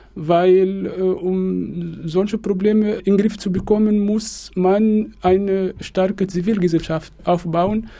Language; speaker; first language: German; non-native, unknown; Arabic